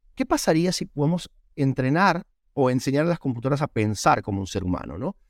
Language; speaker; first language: Spanish; native; Spanish